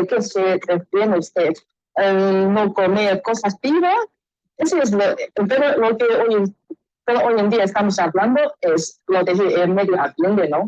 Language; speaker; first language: Spanish; non-native, learner; Chinese